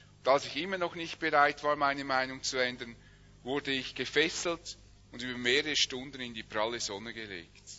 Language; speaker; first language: German; native; German